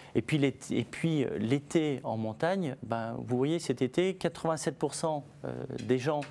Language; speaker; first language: French; native; French